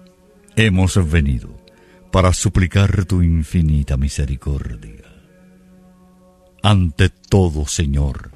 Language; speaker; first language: Spanish; native; Spanish